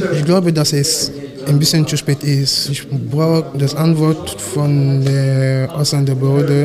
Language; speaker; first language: German; non-native, learner; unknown